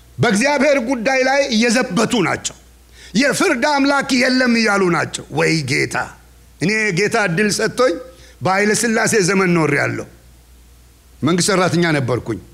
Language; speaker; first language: Amharic; non-native, local second language; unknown